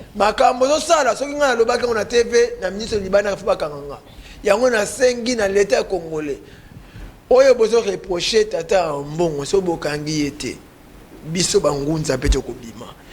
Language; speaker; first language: Lingala; non-native, local second language; Kongo